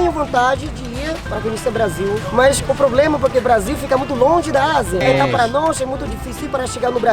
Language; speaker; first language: Portuguese; non-native, fluent; Khmer